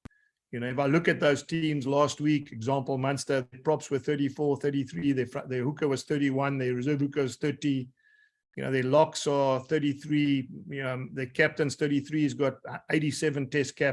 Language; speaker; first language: English; native; English